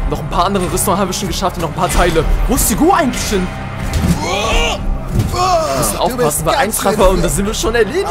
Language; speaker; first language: German; native; German